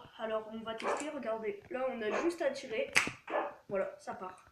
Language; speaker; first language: French; native; French